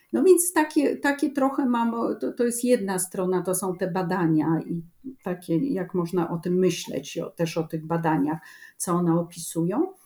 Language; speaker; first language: Polish; native; Polish